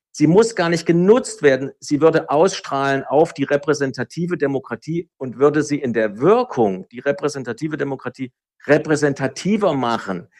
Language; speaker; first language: German; native; German